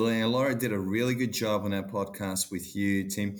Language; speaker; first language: English; non-native, fluent; Portuguese